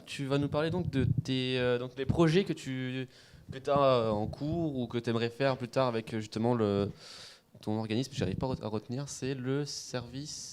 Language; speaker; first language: French; native; French